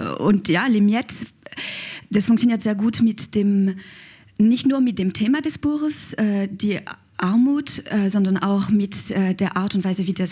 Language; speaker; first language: German; non-native, local second language; French